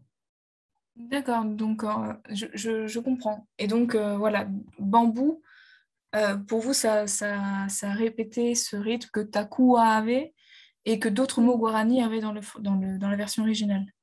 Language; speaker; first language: French; native; French